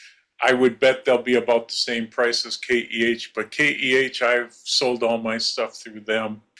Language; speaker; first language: English; native; English